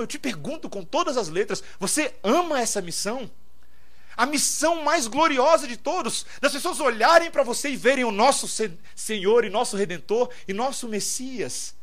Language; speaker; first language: Portuguese; native; Portuguese